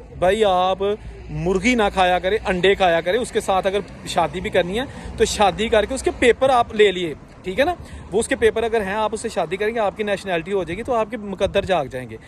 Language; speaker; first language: Hindi; non-native, local second language; Punjabi